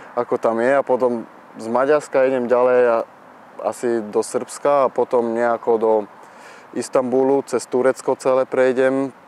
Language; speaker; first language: Slovak; early bilingual, heritage; Slovak